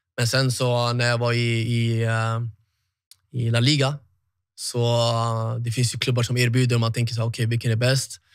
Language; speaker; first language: Swedish; early bilingual, other home language; Tigrinya